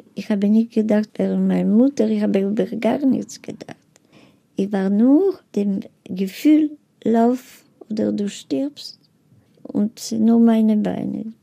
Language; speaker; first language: German; non-native, fluent; Polish